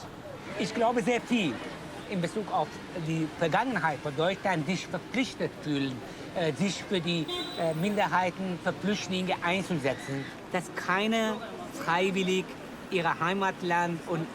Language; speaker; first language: German; non-native, fluent; Persian